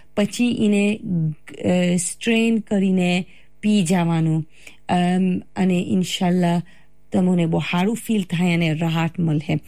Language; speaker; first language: Gujarati; early bilingual, heritage; Gujarati